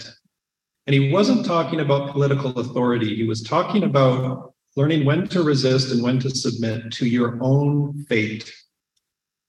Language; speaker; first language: English; native; English